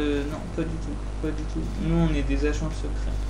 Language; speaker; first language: French; native; French